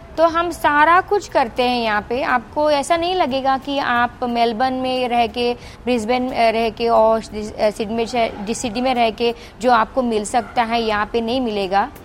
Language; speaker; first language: Hindi; non-native, local second language; Kannada